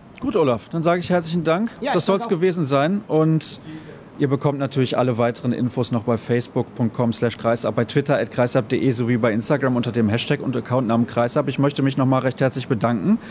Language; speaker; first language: German; native; German